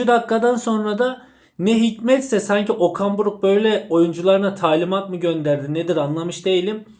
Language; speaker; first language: Turkish; native; Turkish